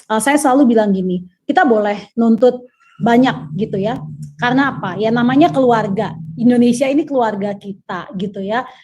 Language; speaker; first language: Indonesian; native; Indonesian